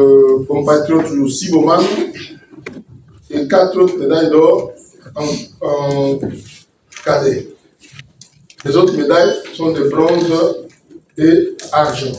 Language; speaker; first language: French; non-native, local second language; Lingala